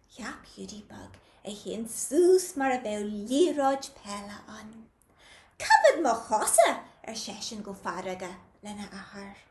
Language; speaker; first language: Irish; native; Irish